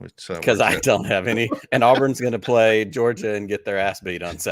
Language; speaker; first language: English; native; English